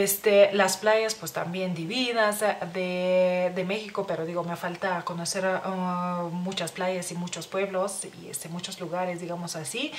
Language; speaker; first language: Spanish; non-native, fluent; Lithuanian